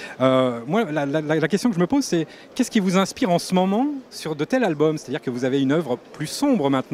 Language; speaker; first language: French; native; French